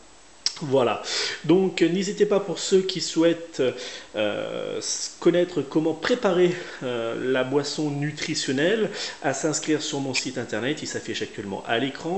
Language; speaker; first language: French; native; French